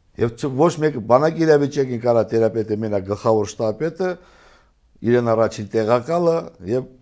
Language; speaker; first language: Armenian; native; Armenian